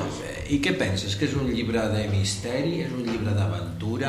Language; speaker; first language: Catalan; native; Catalan